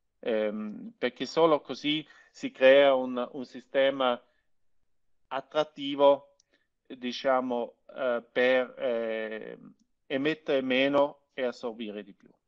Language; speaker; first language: Italian; non-native, local second language; German